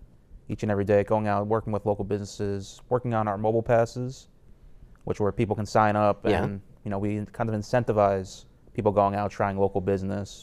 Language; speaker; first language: English; native; English